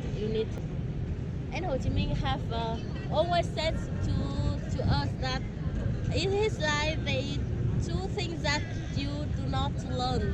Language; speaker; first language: English; non-native, learner; Vietnamese